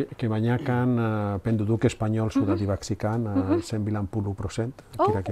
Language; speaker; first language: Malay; non-native, learner; Spanish